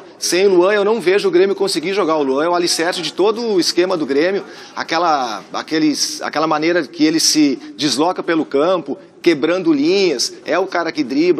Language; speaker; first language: Portuguese; native; Portuguese